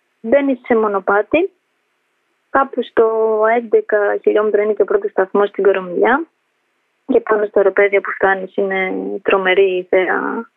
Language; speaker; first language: Greek; early bilingual, other home language; Albanian